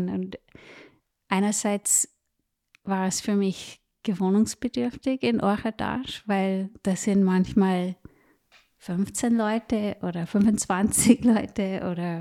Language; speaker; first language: German; non-native, fluent; English